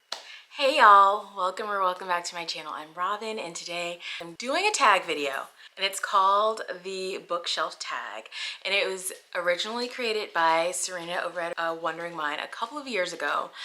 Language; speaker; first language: English; native; English